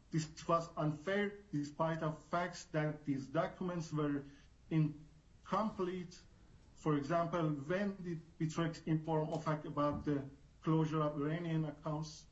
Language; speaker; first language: English; non-native, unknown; Persian